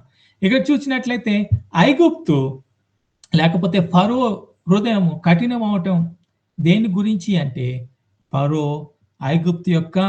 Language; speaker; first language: Telugu; native; Telugu